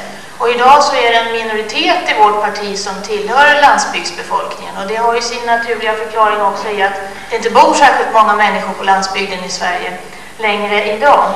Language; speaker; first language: Swedish; native; Swedish